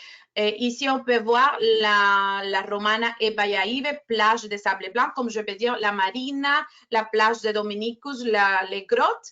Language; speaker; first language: French; non-native, fluent; Spanish